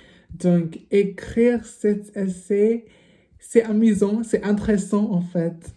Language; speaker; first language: French; non-native, learner; English